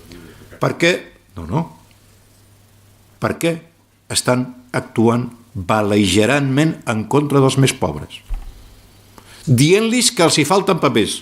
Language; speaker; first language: Catalan; native; Catalan